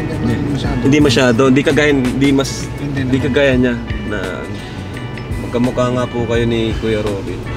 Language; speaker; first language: Filipino; native; Filipino